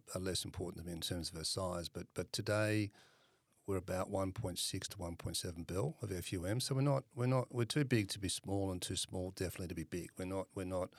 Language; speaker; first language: English; native; English